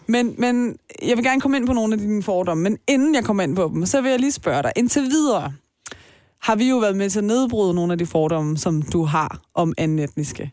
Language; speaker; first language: Danish; native; Danish